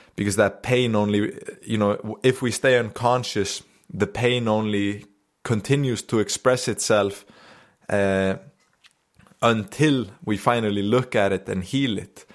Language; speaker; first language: English; non-native, fluent; Icelandic